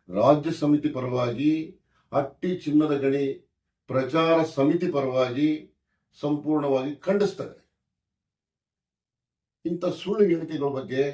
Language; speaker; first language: Kannada; native; Kannada